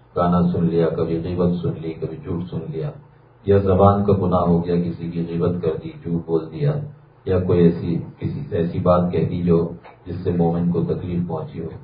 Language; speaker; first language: Urdu; native; Urdu